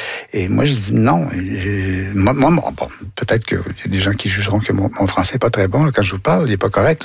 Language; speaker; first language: French; native; French